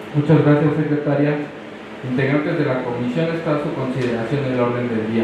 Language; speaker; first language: Spanish; native; Spanish